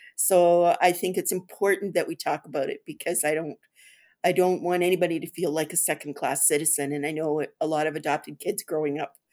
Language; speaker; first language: English; native; English